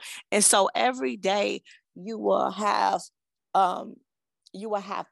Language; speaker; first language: English; native; English